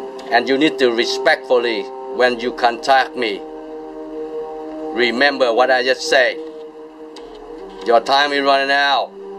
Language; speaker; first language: English; non-native, learner; Vietnamese